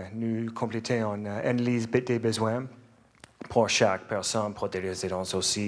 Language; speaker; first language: French; non-native, learner; English